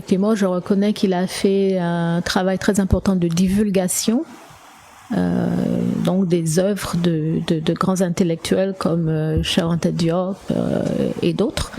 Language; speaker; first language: French; native; French